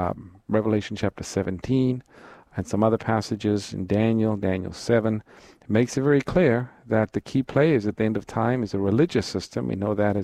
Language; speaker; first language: English; native; English